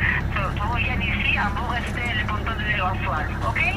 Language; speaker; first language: French; non-native, learner; Spanish